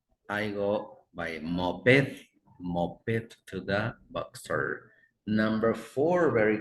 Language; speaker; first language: English; non-native, fluent; Spanish